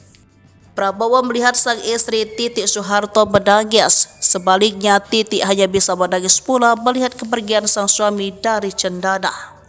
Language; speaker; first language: Indonesian; native; Indonesian